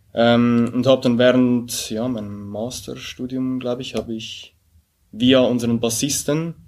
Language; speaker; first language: German; native; German